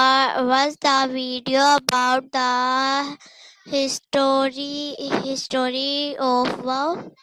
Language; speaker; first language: English; non-native, learner; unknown